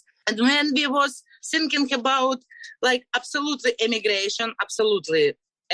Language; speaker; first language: English; non-native, learner; Ukrainian